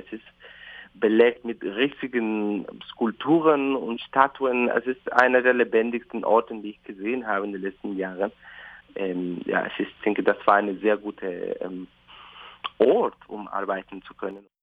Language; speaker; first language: German; non-native, fluent; Spanish